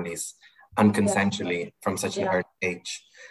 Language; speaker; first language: English; non-native, fluent; Spanish